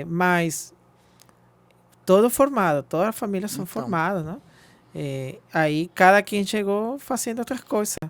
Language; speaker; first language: Portuguese; non-native, fluent; Spanish